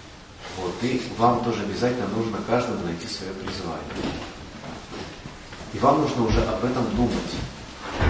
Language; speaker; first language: Russian; native; Russian